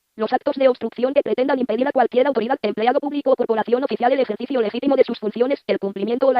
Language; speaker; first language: Spanish; native; Spanish